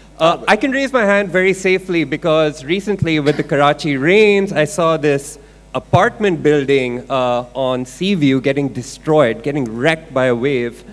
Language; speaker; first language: English; non-native, local second language; Urdu